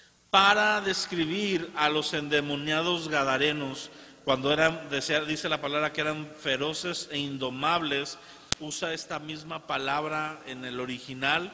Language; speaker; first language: Spanish; native; Spanish